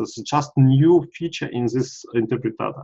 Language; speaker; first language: English; non-native, learner; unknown